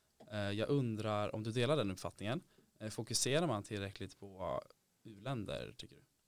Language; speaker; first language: Swedish; native; Swedish